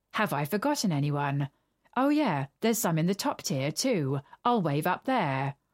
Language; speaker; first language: English; native; English